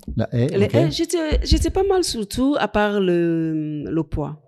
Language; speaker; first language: French; non-native, fluent; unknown